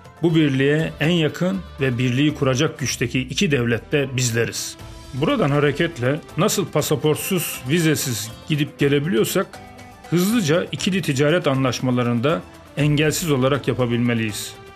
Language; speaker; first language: Turkish; native; Turkish